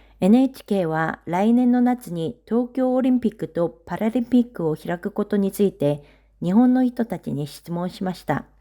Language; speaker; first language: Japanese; non-native, fluent; Korean